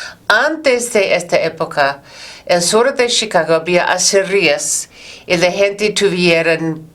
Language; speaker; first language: Spanish; non-native, learner; English